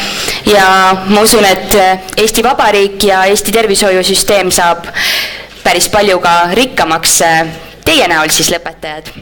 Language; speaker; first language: Estonian; native; Estonian